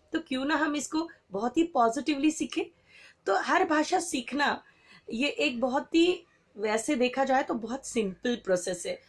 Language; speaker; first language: Hindi; non-native, local second language; Marathi